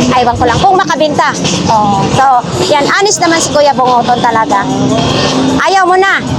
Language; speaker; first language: Filipino; non-native, local second language; Cebuano